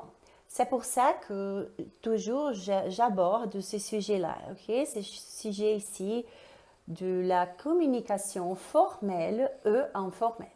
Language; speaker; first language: French; non-native, fluent; Portuguese